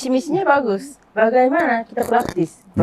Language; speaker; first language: Indonesian; non-native, fluent; Japanese